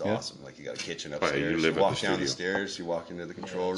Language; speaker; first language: English; native; English